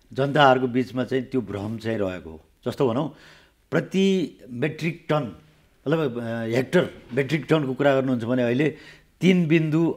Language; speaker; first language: Nepali; native; Nepali